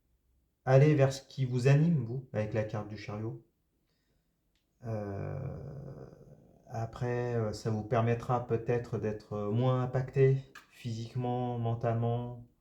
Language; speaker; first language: French; native; French